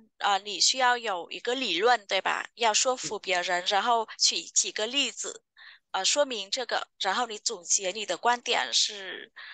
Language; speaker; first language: Chinese; non-native, fluent; Vietnamese